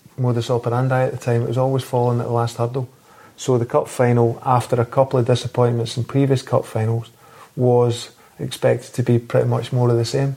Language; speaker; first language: English; native; English